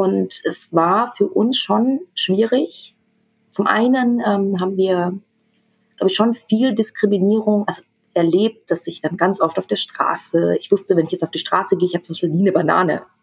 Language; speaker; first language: German; early bilingual, other home language; Tamil